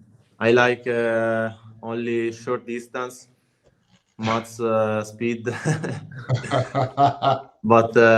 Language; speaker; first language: English; non-native, learner; Italian